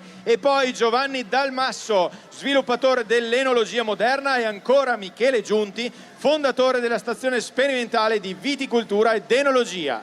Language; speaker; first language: Italian; native; Italian